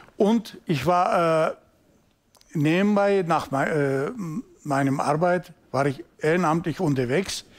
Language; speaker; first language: German; non-native, learner; Turkish